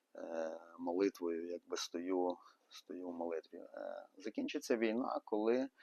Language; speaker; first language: Ukrainian; non-native, local second language; Russian